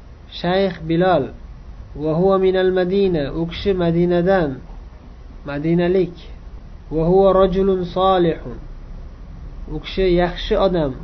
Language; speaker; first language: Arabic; non-native, fluent; Uzbek